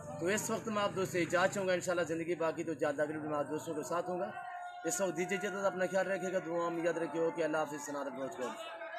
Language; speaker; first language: Urdu; non-native, local second language; Saraiki